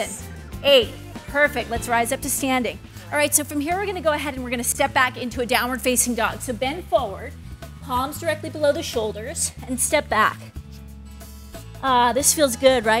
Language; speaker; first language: English; native; English